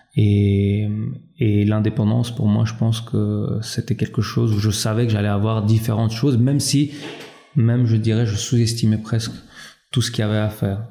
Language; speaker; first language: French; early bilingual, other home language; Albanian